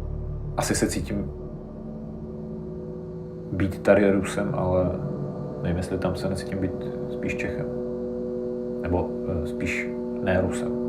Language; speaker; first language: Czech; non-native, fluent; Russian